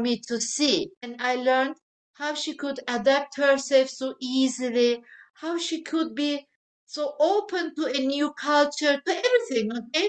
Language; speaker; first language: English; non-native, fluent; Turkish